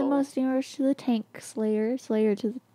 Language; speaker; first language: English; native; English